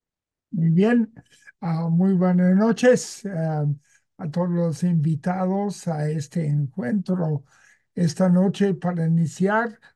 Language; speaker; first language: Spanish; non-native, fluent; English